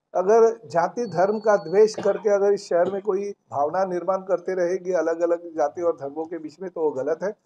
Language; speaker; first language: Hindi; non-native, local second language; Marathi